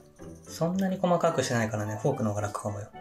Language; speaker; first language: Japanese; native; Japanese